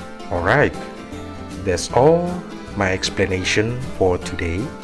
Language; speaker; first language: English; non-native, fluent; Indonesian